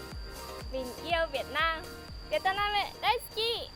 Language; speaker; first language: Vietnamese; non-native, learner; Japanese